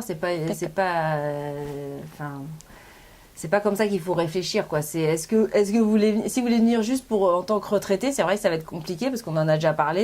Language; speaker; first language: French; native; French